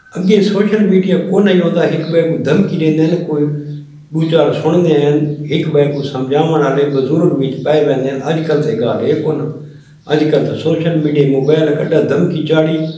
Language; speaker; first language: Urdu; non-native, local second language; Saraiki